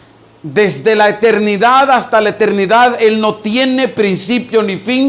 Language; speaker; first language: Spanish; native; Spanish